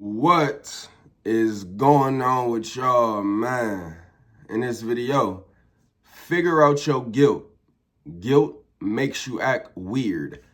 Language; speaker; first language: English; native; English